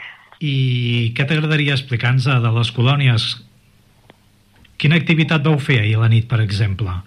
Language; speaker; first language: Catalan; native; Catalan